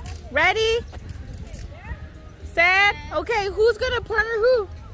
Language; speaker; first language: English; early bilingual, other home language; Spanish